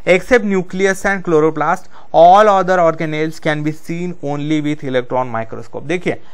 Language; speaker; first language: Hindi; non-native, local second language; Marathi